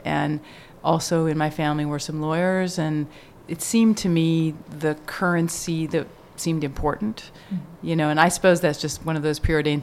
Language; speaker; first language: English; native; English